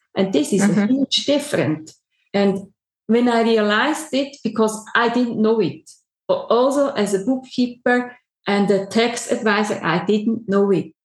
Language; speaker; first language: English; non-native, learner; German